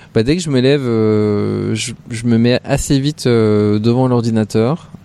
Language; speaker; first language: French; native; French